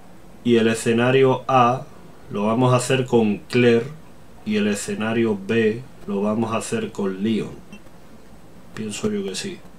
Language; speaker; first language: Spanish; native; Spanish